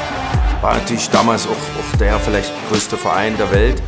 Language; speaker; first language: German; native; German